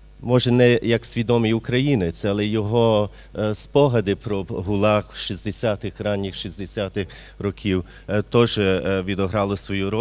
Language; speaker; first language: Ukrainian; early bilingual, heritage; Ukrainian